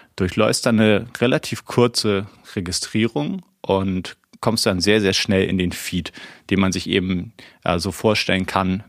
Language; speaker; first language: German; native; German